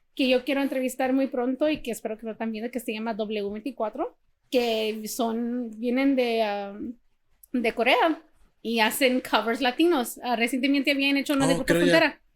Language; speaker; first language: Spanish; early bilingual, heritage; Spanish